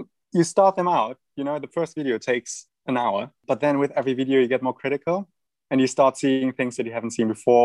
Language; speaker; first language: English; non-native, fluent; German